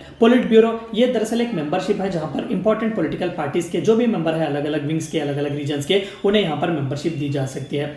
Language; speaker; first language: Hindi; native; Hindi